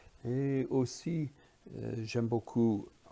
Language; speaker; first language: French; non-native, fluent; English